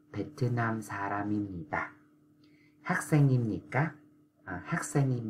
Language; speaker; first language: Korean; non-native, fluent; Vietnamese